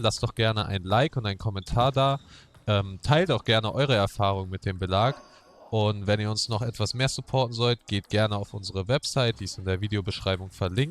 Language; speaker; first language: German; native; German